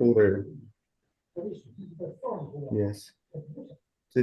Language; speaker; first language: English; non-native, learner; Chinese